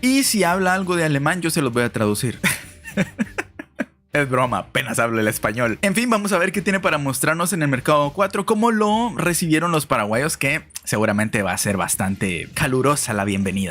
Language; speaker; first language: Spanish; native; Spanish